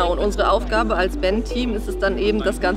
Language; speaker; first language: German; native; German